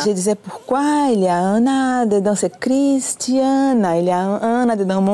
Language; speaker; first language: French; non-native, fluent; Portuguese